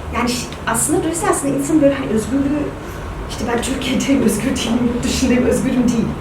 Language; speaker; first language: Turkish; early bilingual, heritage; Turkish